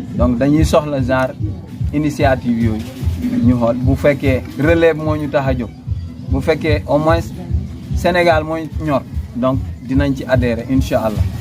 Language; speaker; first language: Wolof; non-native, local second language; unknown